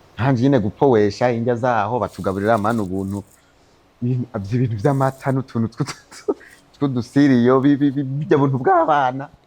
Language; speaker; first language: Rundi; native; Rundi